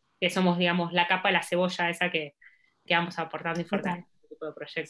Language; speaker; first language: Spanish; native; Spanish